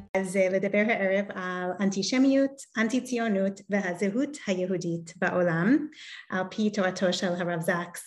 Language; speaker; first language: Hebrew; non-native, fluent; English